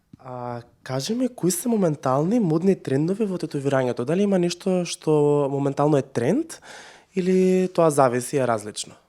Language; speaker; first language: Macedonian; native; Macedonian